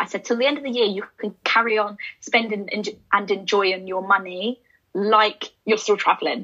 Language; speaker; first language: English; native; English